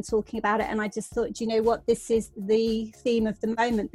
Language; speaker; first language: English; native; English